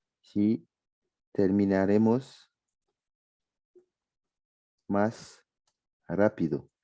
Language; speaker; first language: Spanish; non-native, fluent; French